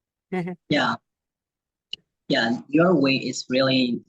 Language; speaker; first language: English; non-native, learner; Burmese